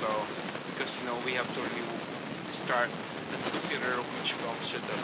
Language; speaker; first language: English; native; English